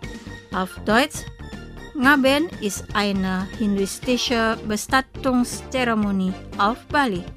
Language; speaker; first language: German; non-native, fluent; Indonesian